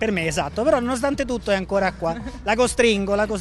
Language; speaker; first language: Italian; native; Italian